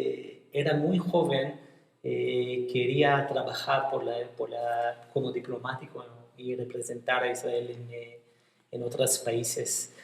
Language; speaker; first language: Spanish; non-native, fluent; Hebrew